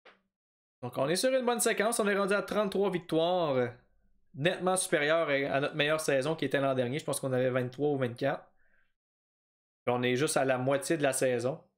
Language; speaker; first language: French; native; French